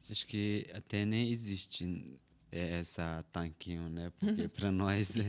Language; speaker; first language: Portuguese; non-native, local second language; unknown